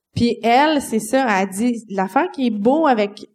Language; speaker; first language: French; native; French